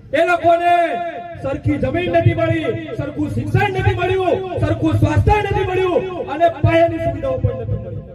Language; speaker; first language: Gujarati; non-native, local second language; Bhili